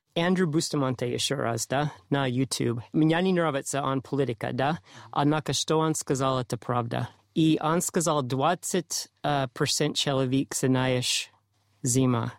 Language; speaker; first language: Russian; non-native, learner; English